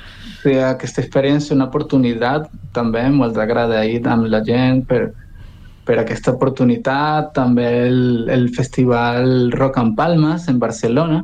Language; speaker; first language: Catalan; non-native, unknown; Spanish